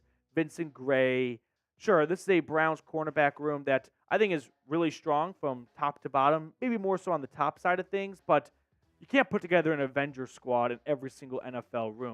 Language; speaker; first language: English; native; English